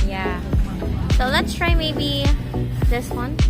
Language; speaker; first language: English; non-native, local second language; Filipino